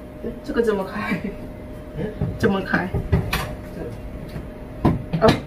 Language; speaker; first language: Chinese; non-native, learner; Indonesian